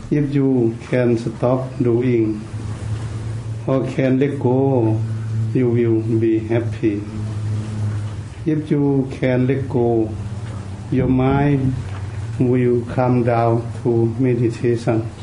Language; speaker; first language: English; non-native, learner; Thai